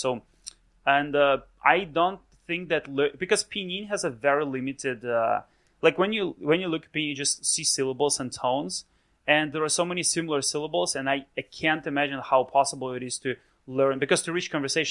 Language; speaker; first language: English; non-native, fluent; Russian